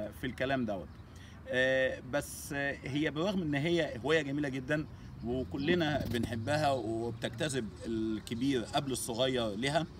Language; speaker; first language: Arabic; native; Arabic